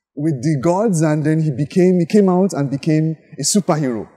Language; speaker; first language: English; non-native, local second language; Yoruba